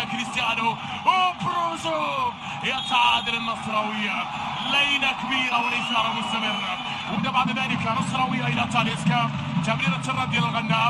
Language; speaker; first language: Arabic; native; Arabic